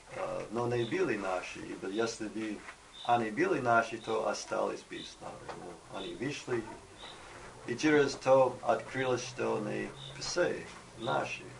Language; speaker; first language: Russian; non-native, learner; English